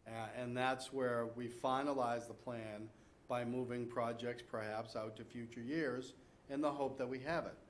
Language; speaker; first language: English; native; English